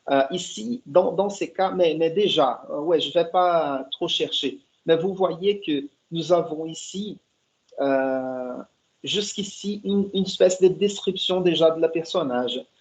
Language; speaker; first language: French; non-native, fluent; Portuguese